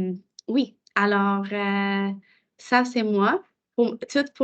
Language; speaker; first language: French; non-native, local second language; English